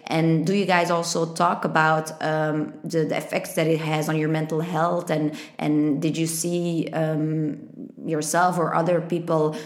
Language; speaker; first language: English; non-native, fluent; Italian